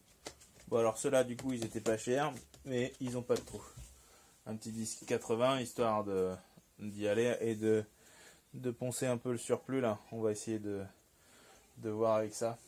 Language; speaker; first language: French; native; French